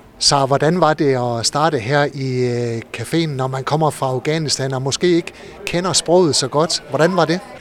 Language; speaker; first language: Danish; native; Danish